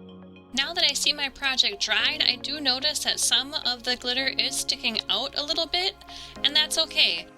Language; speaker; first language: English; native; English